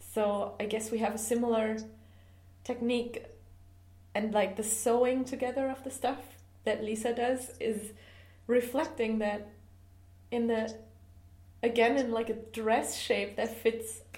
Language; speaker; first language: English; non-native, fluent; German